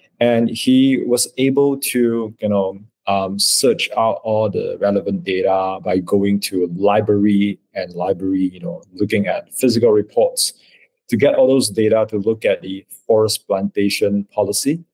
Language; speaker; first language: English; non-native, local second language; Chinese